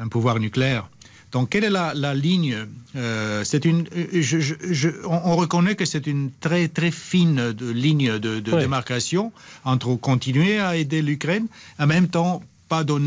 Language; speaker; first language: French; non-native, fluent; Romanian